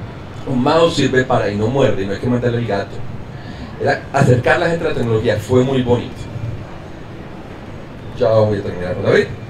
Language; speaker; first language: Spanish; native; Spanish